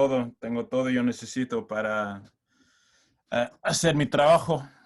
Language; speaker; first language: Spanish; non-native, learner; English